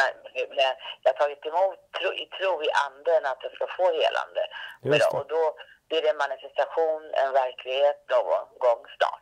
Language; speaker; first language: Swedish; native; Swedish